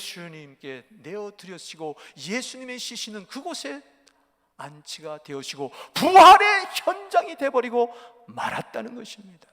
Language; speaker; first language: Korean; native; Korean